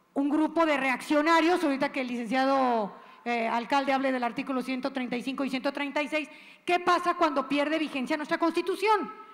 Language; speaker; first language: Spanish; native; Spanish